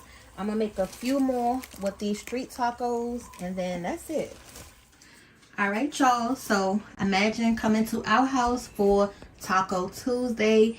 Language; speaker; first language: English; native; English